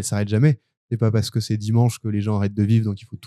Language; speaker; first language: French; native; French